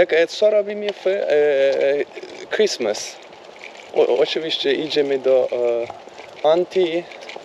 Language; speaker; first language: Polish; non-native, learner; Turkish